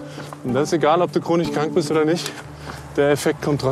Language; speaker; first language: German; native; German